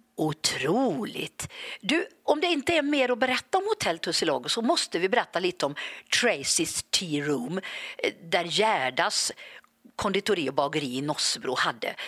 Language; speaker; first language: Swedish; native; Swedish